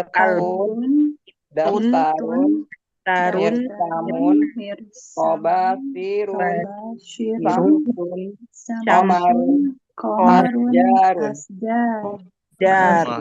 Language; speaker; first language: Arabic; non-native, learner; Indonesian